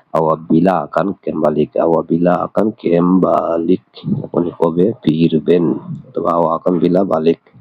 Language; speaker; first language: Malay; non-native, learner; Bangla